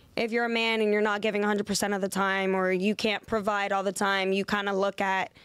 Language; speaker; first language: English; native; English